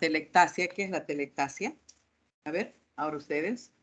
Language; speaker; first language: Spanish; native; Spanish